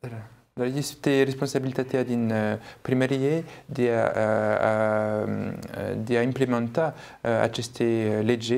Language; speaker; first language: Romanian; non-native, fluent; French